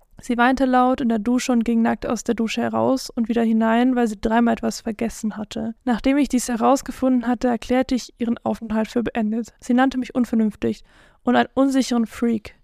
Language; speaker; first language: German; non-native, fluent; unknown